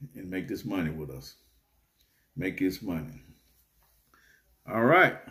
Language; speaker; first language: English; native; English